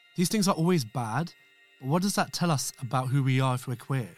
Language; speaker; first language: English; non-native, local second language; Urdu